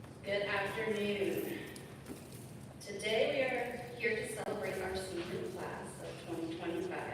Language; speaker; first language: English; native; English